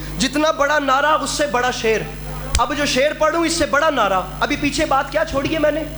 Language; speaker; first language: Urdu; non-native, local second language; Punjabi